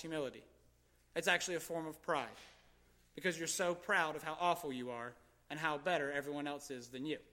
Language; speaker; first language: English; native; English